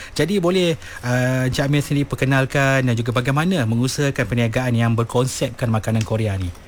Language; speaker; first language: Malay; native; Malay